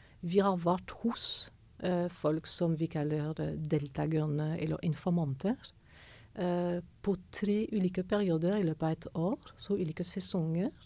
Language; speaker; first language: Norwegian; non-native, fluent; French